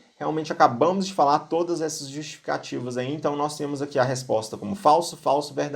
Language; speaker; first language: Portuguese; native; Portuguese